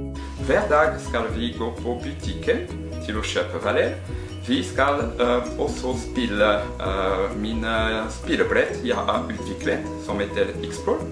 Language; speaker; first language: Norwegian; non-native, learner; French